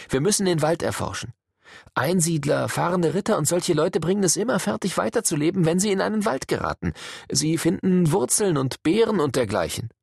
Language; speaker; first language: German; native; German